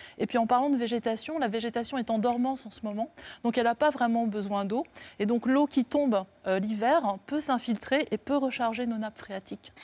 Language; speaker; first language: French; native; French